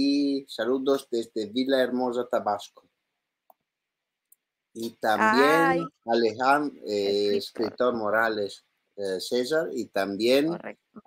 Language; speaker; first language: Spanish; non-native, learner; Italian